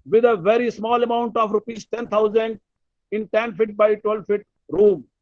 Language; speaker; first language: English; non-native, local second language; Hindi